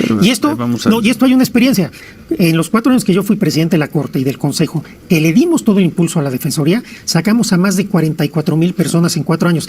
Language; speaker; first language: Spanish; native; Spanish